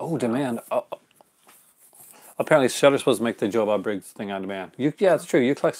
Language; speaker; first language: English; native; English